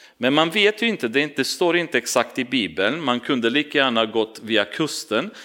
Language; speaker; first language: Swedish; non-native, fluent; Romanian